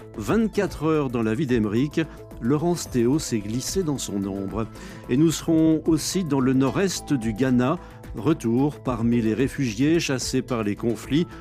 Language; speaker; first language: French; native; French